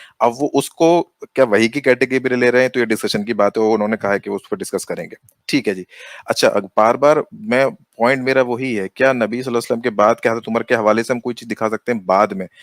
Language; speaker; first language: Urdu; native; Urdu